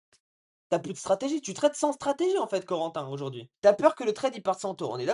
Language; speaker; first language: French; native; French